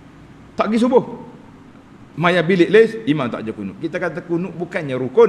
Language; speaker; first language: Malay; native; Malay